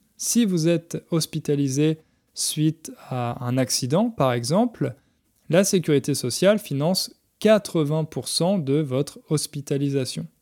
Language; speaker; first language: French; native; French